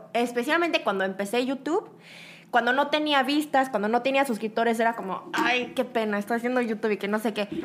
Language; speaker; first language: Spanish; native; Spanish